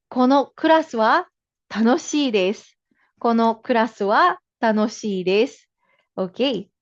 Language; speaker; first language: Japanese; non-native, fluent; Filipino